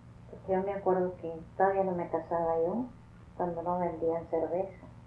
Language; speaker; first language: Spanish; early bilingual, heritage; Spanish